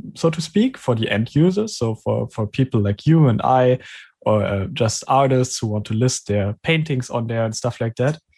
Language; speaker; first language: English; non-native, fluent; German